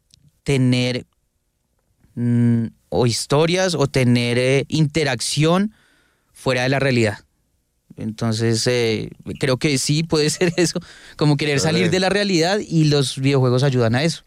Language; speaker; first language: Spanish; native; Spanish